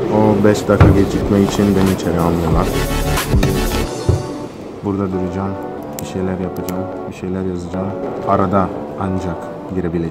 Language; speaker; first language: Turkish; non-native, fluent; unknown